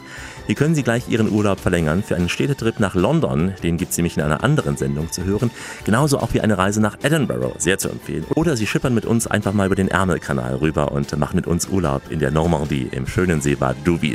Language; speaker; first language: German; native; German